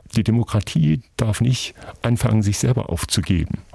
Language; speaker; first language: German; native; German